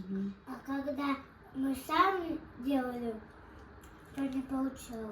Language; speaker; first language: Russian; early bilingual, other home language; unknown